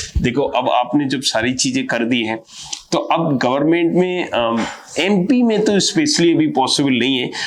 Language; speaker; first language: Hindi; native; Hindi